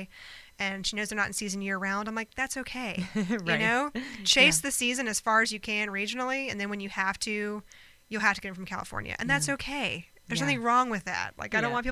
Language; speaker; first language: English; native; English